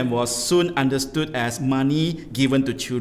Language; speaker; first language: English; non-native, local second language; Min Nan Chinese